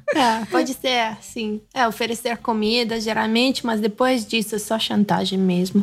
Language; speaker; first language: Portuguese; non-native, fluent; Italian